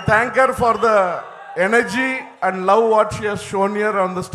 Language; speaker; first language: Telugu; non-native, learner; Tamil